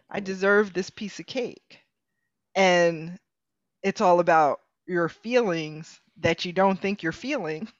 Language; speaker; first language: English; early bilingual, other home language; Spanish